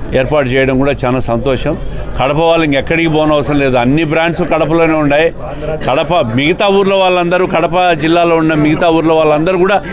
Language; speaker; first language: Telugu; native; Telugu